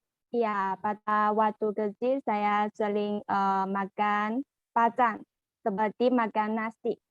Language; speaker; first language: Indonesian; non-native, learner; Chinese